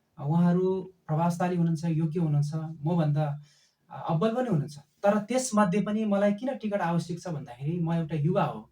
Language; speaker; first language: Nepali; non-native, local second language; Eastern Tamang